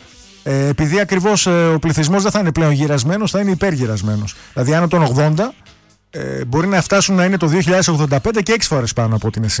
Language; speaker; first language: Greek; native; Greek